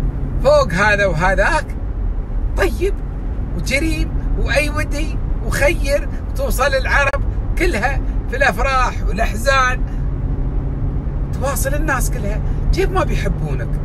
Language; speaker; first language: Arabic; native; Arabic